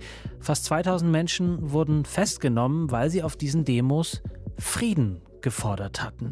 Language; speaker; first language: German; native; German